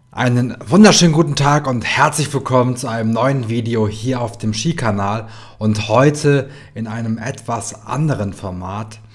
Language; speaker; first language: German; native; German